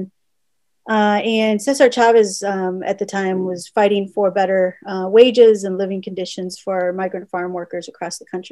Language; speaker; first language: English; early bilingual, other home language; Spanish